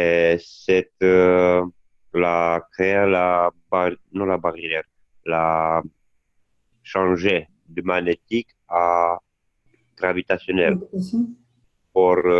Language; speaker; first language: French; non-native, learner; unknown